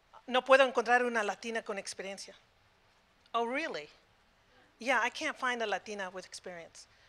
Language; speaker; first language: English; early bilingual, other home language; Spanish